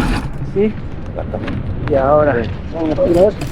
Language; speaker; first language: Spanish; native; Spanish